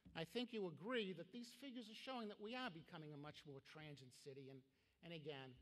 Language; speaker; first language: English; native; English